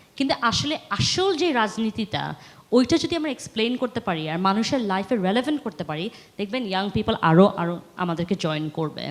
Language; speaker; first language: Bangla; early bilingual, heritage; Bangla